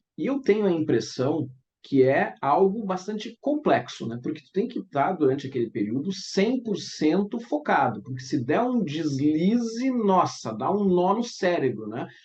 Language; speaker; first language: Portuguese; native; Portuguese